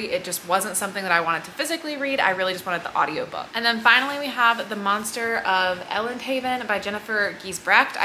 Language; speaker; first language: English; native; English